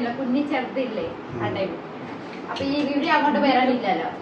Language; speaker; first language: Malayalam; non-native, learner; Nepali